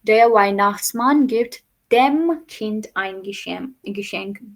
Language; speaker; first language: German; non-native, fluent; Urdu